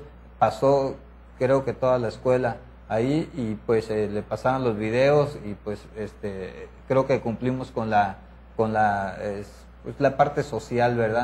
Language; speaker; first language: Spanish; native; Spanish